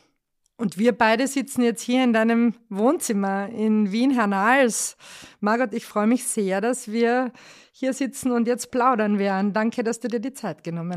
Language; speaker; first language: German; native; German